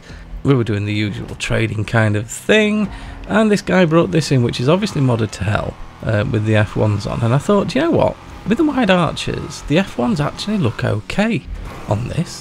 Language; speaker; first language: English; native; English